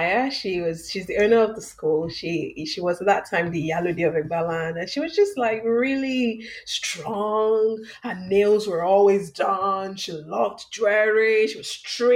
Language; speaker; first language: English; non-native, local second language; Yoruba